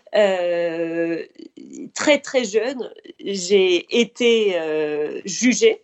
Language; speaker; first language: French; non-native, fluent; Spanish